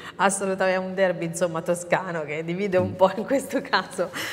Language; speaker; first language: Italian; native; Italian